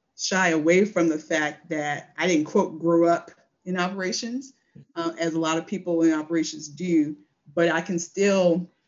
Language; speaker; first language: English; native; English